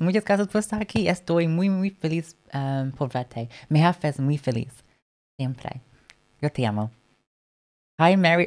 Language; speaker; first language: Spanish; non-native, learner; English